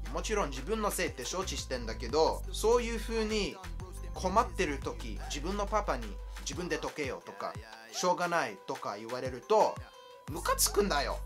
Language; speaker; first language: Japanese; non-native, fluent; English